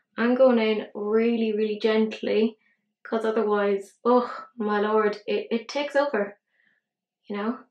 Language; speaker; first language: English; native; English